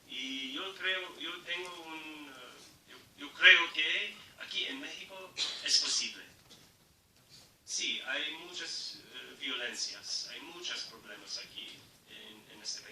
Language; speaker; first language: Spanish; non-native, learner; English